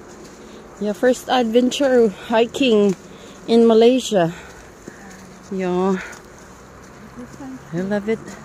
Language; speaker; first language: English; non-native, learner; Filipino